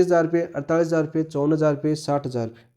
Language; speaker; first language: Hindi; native; Hindi